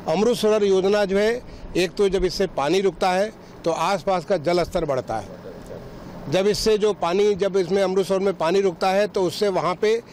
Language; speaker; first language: Hindi; native; Hindi